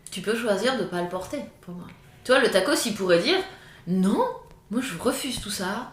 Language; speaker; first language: French; native; French